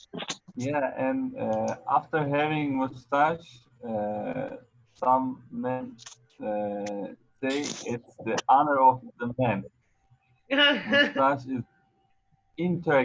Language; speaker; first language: English; non-native, fluent; Arabic